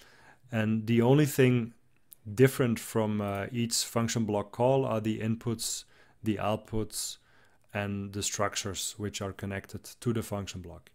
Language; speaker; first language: English; non-native, fluent; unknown